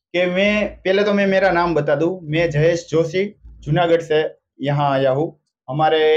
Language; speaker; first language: Hindi; non-native, local second language; Gujarati